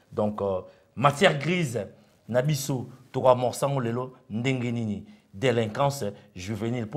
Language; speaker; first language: French; non-native, local second language; Lingala